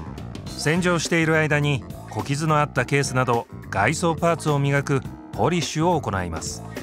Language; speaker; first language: Japanese; native; Japanese